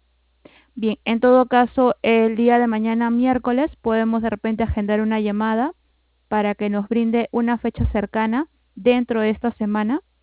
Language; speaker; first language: Spanish; native; Spanish